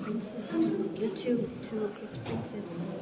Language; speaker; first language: English; non-native, fluent; Vietnamese